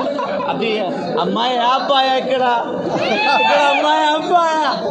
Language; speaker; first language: Telugu; non-native, local second language; Hindi